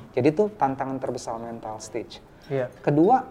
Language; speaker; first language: Indonesian; native; Indonesian